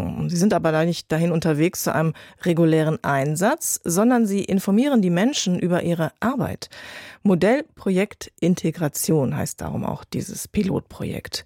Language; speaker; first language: German; native; German